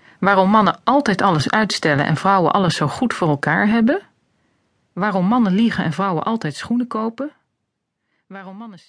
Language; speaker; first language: Dutch; native; Dutch